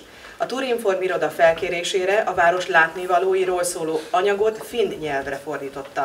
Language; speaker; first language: Hungarian; native; Hungarian